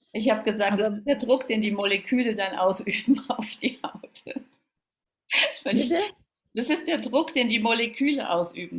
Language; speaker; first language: German; native; German